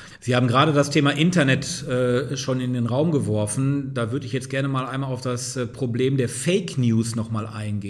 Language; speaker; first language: German; native; German